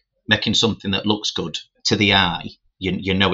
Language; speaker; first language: English; native; English